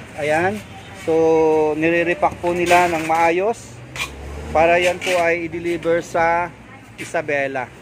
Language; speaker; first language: Filipino; native; Filipino